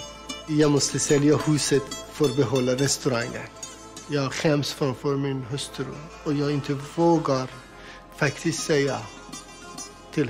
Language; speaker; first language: Swedish; non-native, learner; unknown